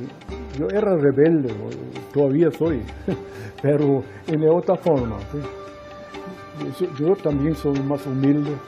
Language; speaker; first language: Spanish; non-native, fluent; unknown